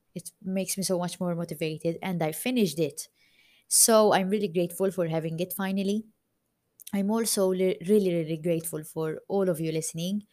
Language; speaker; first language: English; non-native, fluent; Maltese